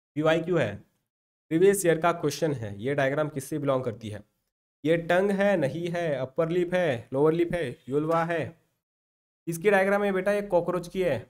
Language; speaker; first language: Hindi; non-native, local second language; Marathi